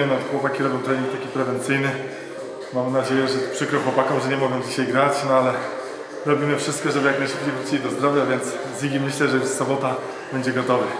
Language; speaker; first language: Polish; native; Polish